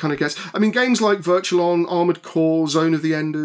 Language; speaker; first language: English; native; English